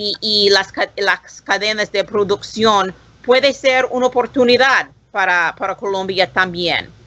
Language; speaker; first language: Spanish; non-native, learner; English